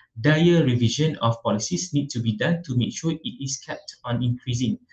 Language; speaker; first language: English; non-native, local second language; Malay